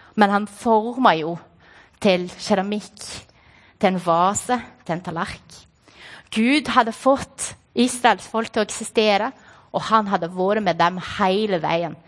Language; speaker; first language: Norwegian; non-native, fluent; Portuguese